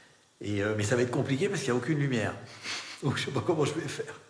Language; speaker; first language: French; native; French